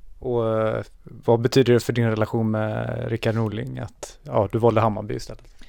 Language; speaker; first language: Swedish; native; Swedish